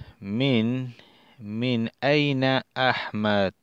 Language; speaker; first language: Arabic; non-native, learner; Spanish